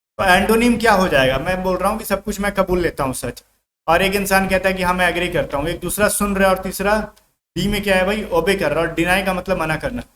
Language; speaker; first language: Hindi; native; Hindi